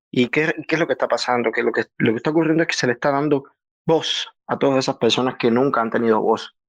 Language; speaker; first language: Spanish; native; Spanish